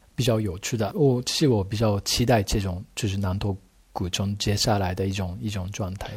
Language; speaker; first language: Chinese; non-native, fluent; Japanese